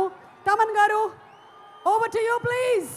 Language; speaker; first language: Telugu; native; Telugu